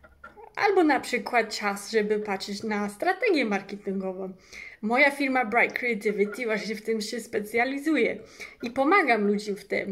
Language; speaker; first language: Polish; early bilingual, heritage; English